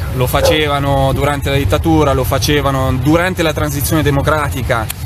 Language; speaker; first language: Italian; non-native, fluent; Catalan